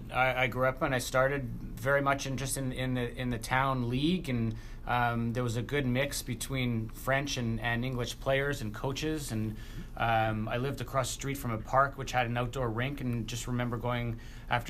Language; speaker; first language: English; native; English